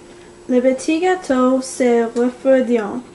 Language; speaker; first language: French; non-native, learner; English